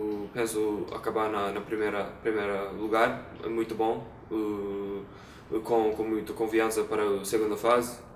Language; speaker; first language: Portuguese; non-native, learner; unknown